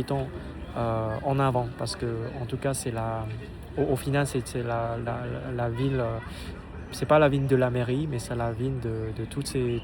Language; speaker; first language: French; non-native, fluent; Vietnamese